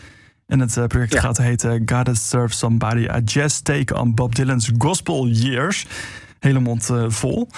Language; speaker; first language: Dutch; native; Dutch